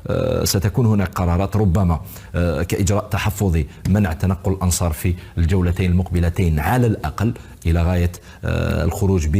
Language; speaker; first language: Arabic; native; Arabic